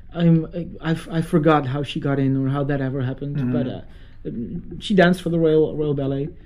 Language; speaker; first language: English; non-native, fluent; Dutch